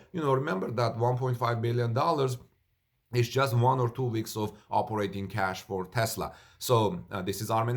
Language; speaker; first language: English; non-native, fluent; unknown